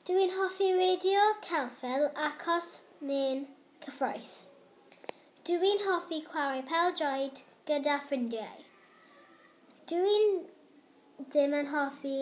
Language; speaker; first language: Welsh; non-native, local second language; English